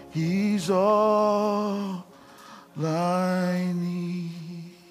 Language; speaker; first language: English; non-native, fluent; Haitian Creole